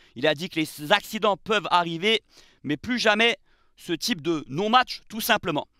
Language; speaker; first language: French; native; French